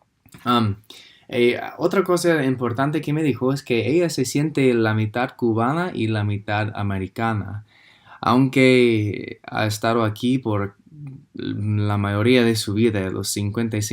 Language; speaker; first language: Spanish; non-native, fluent; English